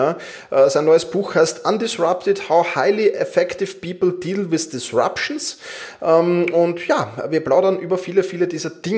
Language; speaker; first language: German; native; German